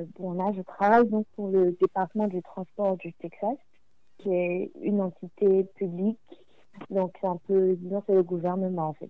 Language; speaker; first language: French; native; French